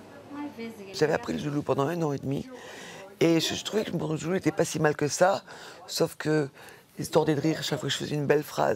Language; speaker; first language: French; native; French